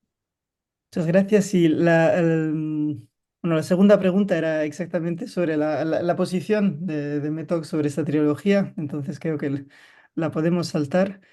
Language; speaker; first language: Spanish; non-native, fluent; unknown